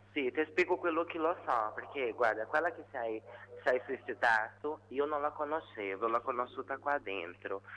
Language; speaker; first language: Italian; non-native, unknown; Portuguese